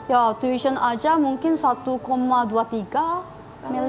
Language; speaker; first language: Indonesian; non-native, fluent; Korean